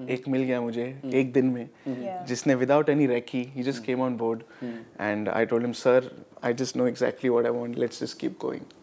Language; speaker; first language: Hindi; native; Hindi